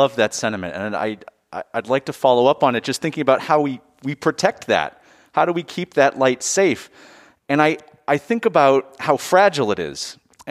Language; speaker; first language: English; native; English